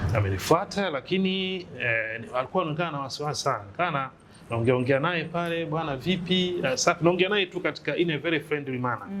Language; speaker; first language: Swahili; native; Swahili